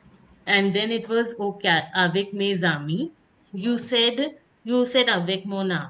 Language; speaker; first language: French; non-native, fluent; Hindi